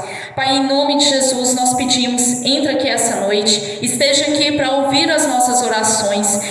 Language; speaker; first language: Portuguese; native; Portuguese